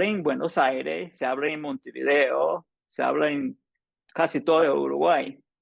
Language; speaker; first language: Spanish; non-native, fluent; English